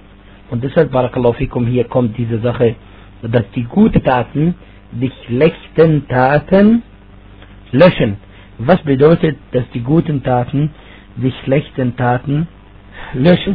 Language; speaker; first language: German; non-native, fluent; Arabic